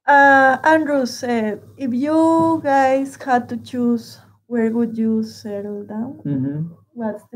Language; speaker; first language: English; non-native, learner; Spanish